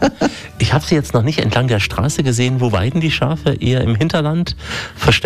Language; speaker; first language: German; native; German